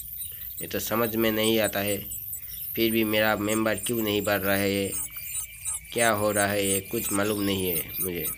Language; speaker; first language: Hindi; non-native, local second language; Bangla